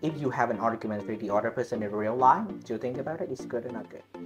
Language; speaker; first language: English; non-native, learner; Vietnamese